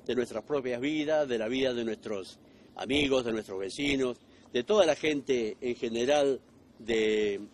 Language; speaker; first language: Spanish; native; Spanish